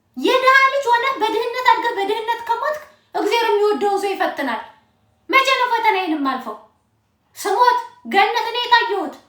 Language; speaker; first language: Amharic; native; Amharic